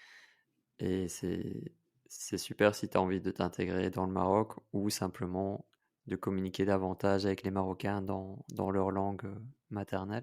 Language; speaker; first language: French; native; French